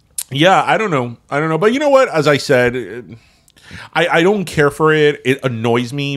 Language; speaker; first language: English; early bilingual, other home language; Spanish